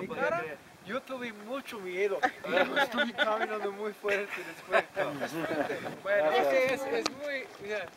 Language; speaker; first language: Spanish; non-native, learner; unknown